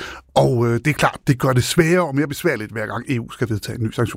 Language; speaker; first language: Danish; native; Danish